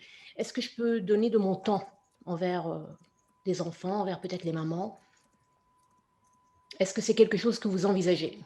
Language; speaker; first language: French; non-native, local second language; Arabic